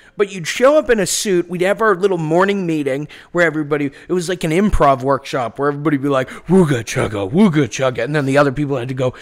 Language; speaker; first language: English; native; English